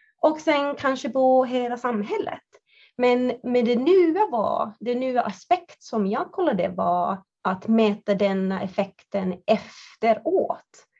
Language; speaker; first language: Swedish; non-native, fluent; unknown